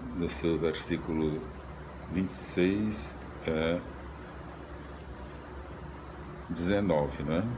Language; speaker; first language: Portuguese; native; Portuguese